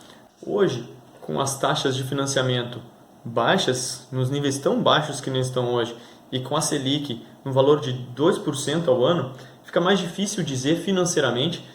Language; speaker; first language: Portuguese; native; Portuguese